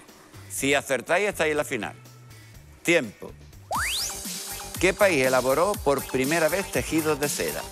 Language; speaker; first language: Spanish; native; Spanish